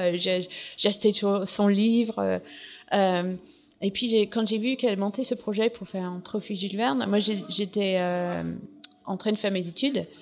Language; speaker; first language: French; non-native, fluent; English